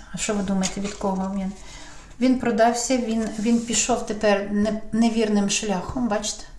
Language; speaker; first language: Ukrainian; non-native, local second language; Russian